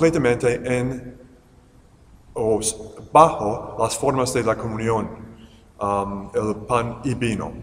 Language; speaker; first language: Spanish; non-native, fluent; English